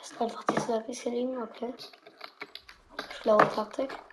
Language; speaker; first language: German; native; German